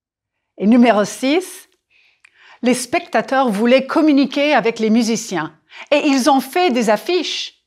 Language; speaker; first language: French; non-native, fluent; English